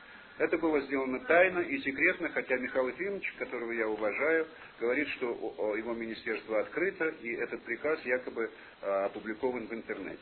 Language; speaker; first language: Russian; native; Russian